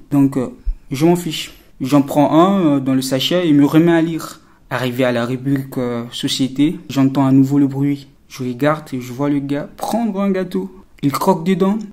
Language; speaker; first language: French; non-native, local second language; Sango